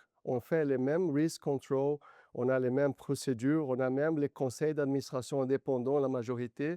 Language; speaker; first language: French; non-native, learner; Portuguese